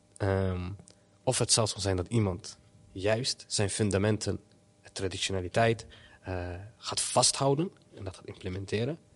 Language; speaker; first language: Dutch; early bilingual, other home language; Somali